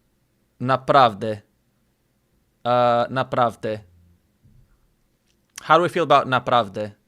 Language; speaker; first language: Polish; non-native, learner; English